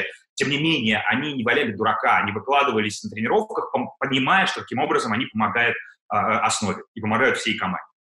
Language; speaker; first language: Russian; native; Russian